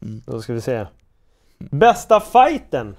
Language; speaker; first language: Swedish; native; Swedish